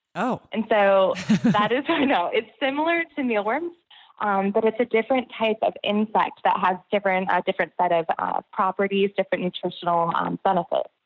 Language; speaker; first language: English; native; English